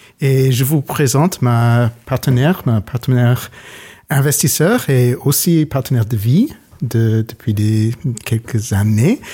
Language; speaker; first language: French; non-native, learner; English